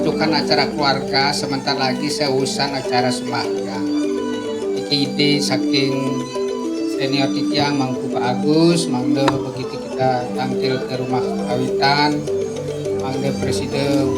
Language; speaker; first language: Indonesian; non-native, local second language; Balinese